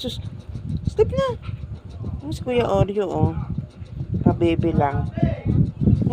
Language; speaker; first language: Filipino; non-native, local second language; Cebuano